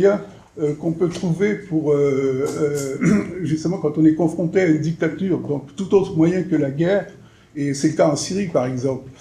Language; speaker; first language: French; native; French